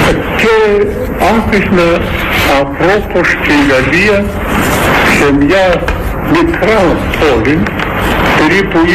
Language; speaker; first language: Greek; non-native, fluent; Russian